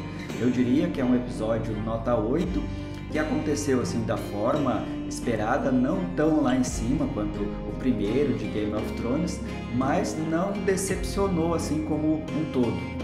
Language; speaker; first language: Portuguese; native; Portuguese